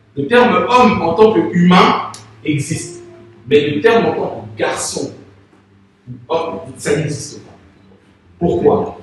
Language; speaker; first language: French; non-native, local second language; Lingala